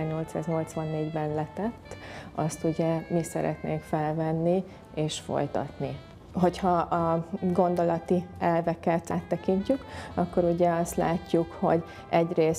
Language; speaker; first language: Hungarian; native; Hungarian